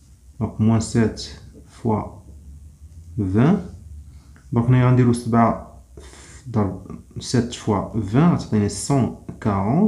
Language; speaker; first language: French; non-native, local second language; Arabic